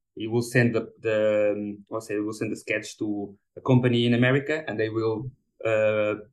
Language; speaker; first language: English; non-native, fluent; Portuguese